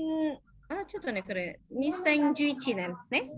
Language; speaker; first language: Japanese; non-native, fluent; Indonesian